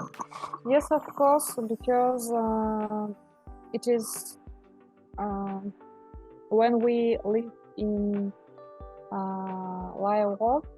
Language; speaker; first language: English; non-native, learner; Russian